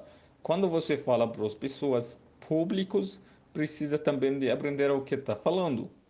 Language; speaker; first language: Portuguese; non-native, learner; Arabic